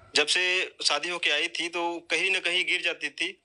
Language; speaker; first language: Hindi; native; Hindi